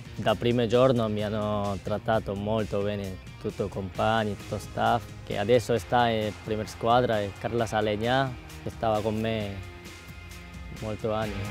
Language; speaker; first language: Italian; non-native, learner; Korean